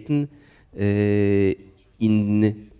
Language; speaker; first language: German; non-native, fluent; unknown